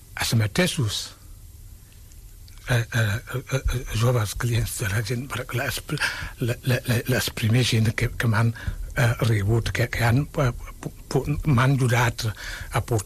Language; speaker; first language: Catalan; non-native, fluent; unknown